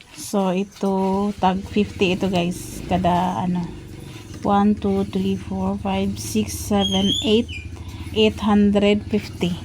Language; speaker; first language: Filipino; non-native, local second language; Cebuano